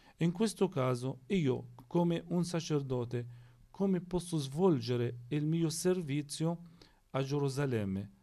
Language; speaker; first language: Italian; non-native, fluent; Arabic